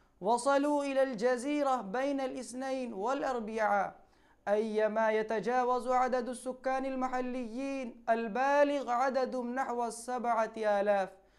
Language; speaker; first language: Arabic; non-native, fluent; Urdu